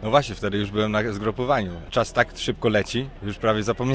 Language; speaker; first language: Polish; early bilingual, heritage; Polish